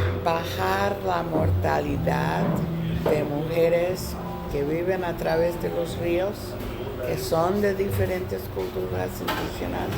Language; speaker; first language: Spanish; non-native, learner; English